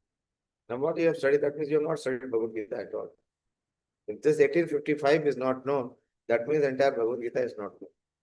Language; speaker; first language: English; non-native, local second language; Hindi